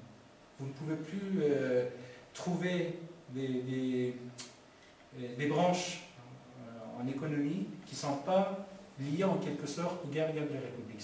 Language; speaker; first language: French; non-native, fluent; Persian